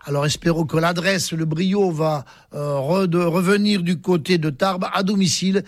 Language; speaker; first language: French; native; French